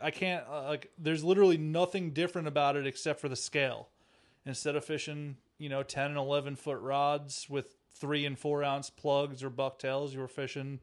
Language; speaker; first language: English; native; English